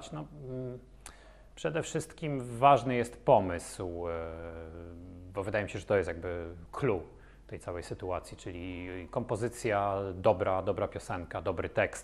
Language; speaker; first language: Polish; native; Polish